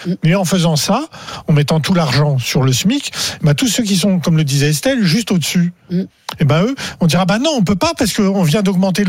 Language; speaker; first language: French; native; French